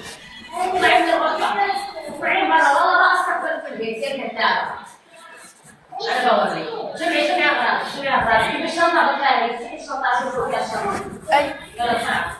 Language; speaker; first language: Arabic; non-native, local second language; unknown